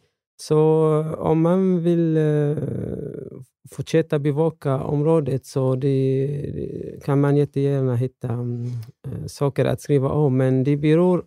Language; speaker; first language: Swedish; non-native, fluent; Arabic